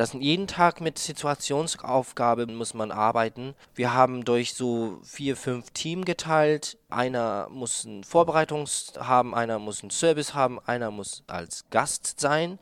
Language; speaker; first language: German; non-native, fluent; Japanese